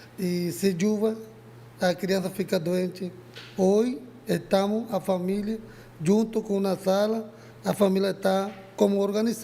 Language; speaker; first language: Portuguese; non-native, learner; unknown